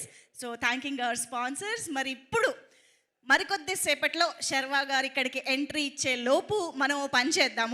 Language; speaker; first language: Telugu; native; Telugu